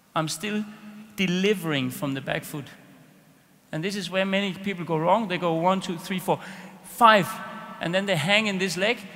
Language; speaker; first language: English; non-native, fluent; Danish